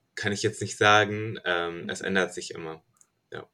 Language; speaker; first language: German; non-native, fluent; Turkish